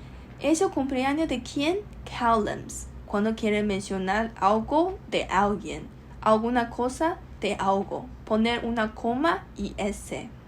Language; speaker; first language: Spanish; non-native, learner; Chinese